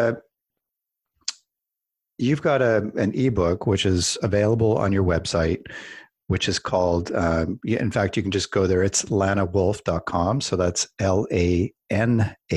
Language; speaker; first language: English; native; English